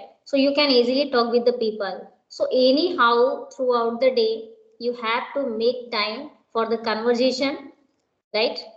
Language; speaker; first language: English; non-native, local second language; Hindi